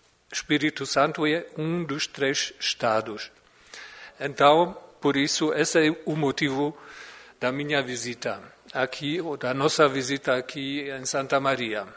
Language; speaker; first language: Portuguese; non-native, fluent; German